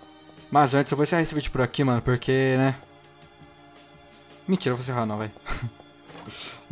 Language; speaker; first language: Portuguese; native; Portuguese